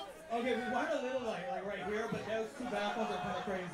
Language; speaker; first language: English; early bilingual, other home language; Spanish